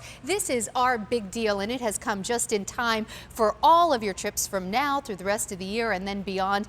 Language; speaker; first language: English; native; English